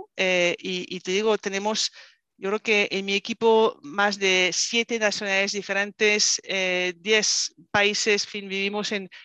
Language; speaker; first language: Spanish; non-native, fluent; French